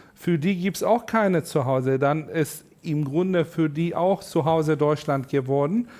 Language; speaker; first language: German; non-native, fluent; Turkish